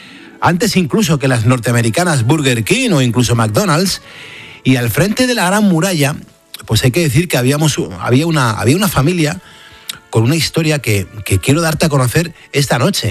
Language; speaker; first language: Spanish; native; Spanish